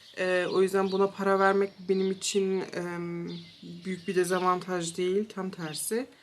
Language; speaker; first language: Turkish; early bilingual, heritage; Turkish